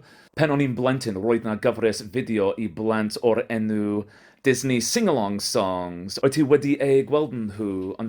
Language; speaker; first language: Welsh; non-native, learner; English